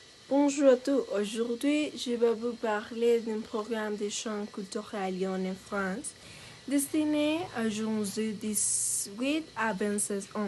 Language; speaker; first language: French; non-native, learner; Spanish